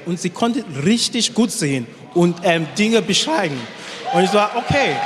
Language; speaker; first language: German; non-native, learner; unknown